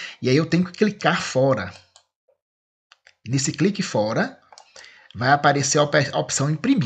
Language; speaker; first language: Portuguese; native; Portuguese